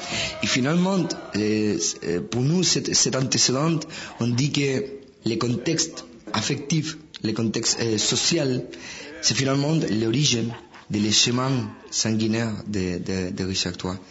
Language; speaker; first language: French; non-native, fluent; Spanish